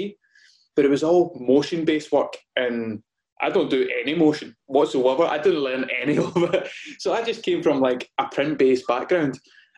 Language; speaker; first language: English; native; English